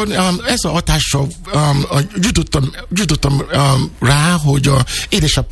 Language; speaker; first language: Hungarian; non-native, learner; Yoruba